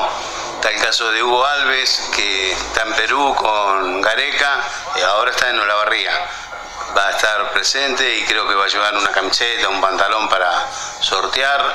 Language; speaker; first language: Spanish; native; Spanish